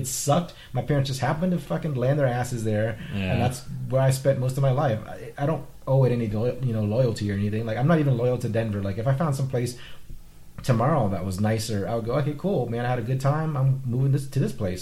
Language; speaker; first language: English; non-native, fluent; Vietnamese